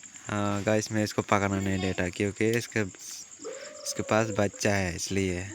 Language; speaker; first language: Hindi; non-native, local second language; Kok Borok